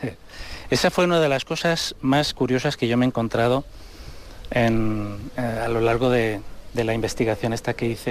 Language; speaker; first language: Spanish; native; Spanish